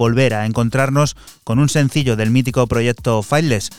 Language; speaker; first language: Spanish; native; Spanish